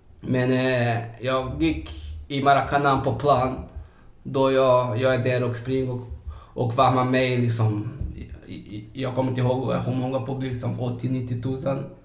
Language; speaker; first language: Swedish; non-native, fluent; Portuguese